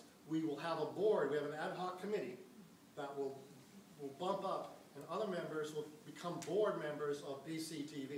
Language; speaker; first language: English; native; English